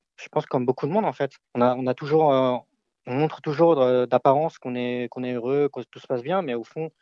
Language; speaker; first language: French; native; French